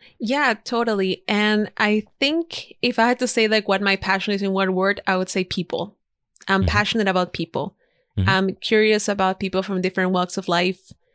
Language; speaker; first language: English; non-native, fluent; Spanish